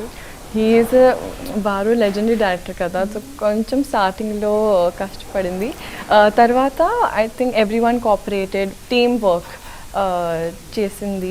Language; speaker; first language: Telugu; non-native, local second language; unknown